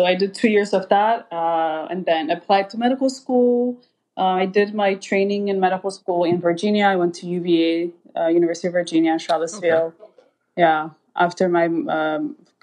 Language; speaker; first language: English; non-native, fluent; Amharic